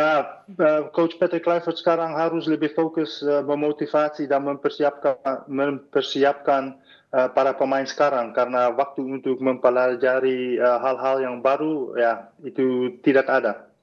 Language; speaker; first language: Indonesian; non-native, fluent; Dutch